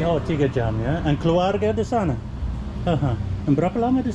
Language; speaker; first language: Indonesian; non-native, learner; English